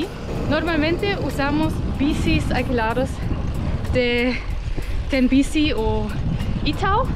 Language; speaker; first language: Spanish; non-native, learner; German